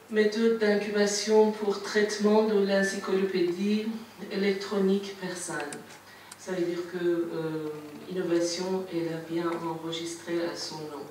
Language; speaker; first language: French; non-native, fluent; Persian